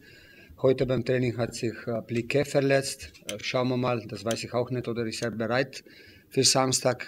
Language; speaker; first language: German; non-native, fluent; Slovenian